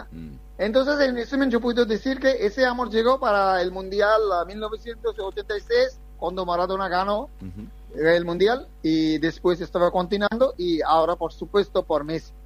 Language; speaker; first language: Spanish; non-native, fluent; Bangla